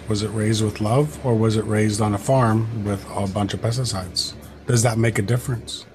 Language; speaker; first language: English; native; English